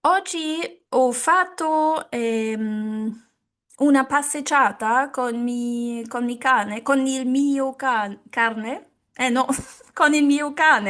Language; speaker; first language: Italian; non-native, learner; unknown